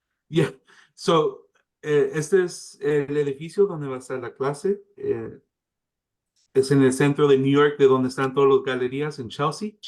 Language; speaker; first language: Spanish; early bilingual, heritage; English